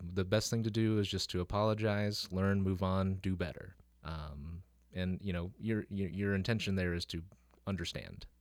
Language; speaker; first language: English; early bilingual, other home language; Filipino